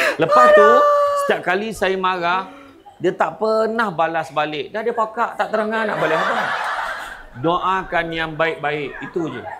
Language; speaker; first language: Malay; native; Malay